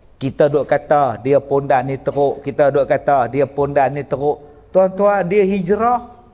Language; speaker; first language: Malay; native; Malay